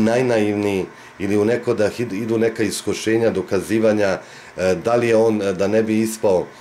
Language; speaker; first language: Bosnian; native; Bosnian